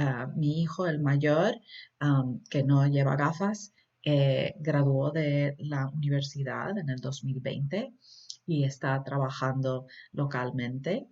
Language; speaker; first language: Spanish; early bilingual, heritage; Spanish